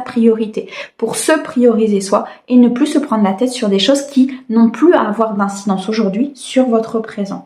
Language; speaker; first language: French; native; French